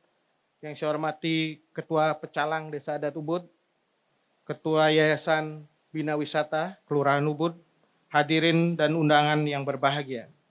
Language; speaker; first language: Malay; non-native, local second language; Balinese